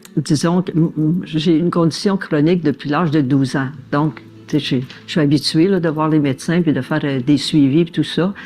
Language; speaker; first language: French; native; French